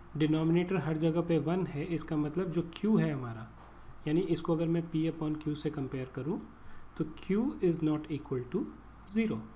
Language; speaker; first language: Hindi; native; Hindi